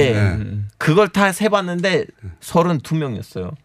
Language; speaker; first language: Korean; non-native, fluent; Turkish